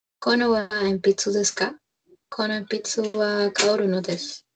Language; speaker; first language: Japanese; non-native, learner; Spanish